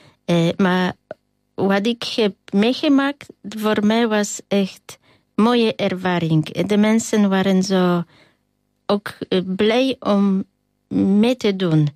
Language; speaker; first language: Dutch; non-native, learner; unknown